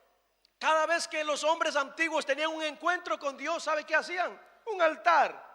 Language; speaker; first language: Spanish; native; Spanish